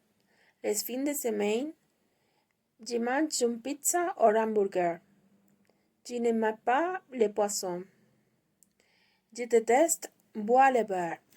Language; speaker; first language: French; non-native, learner; Spanish